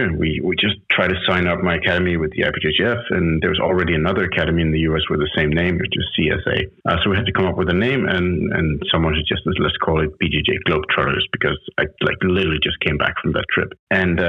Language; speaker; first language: English; non-native, fluent; Danish